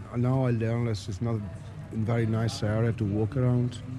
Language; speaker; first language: English; non-native, learner; Italian